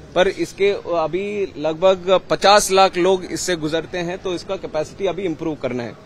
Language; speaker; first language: Hindi; non-native, local second language; Telugu